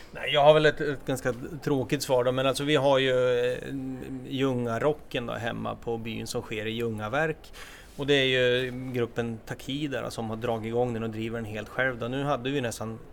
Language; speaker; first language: Swedish; native; Swedish